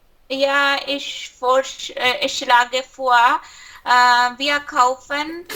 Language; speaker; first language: German; non-native, learner; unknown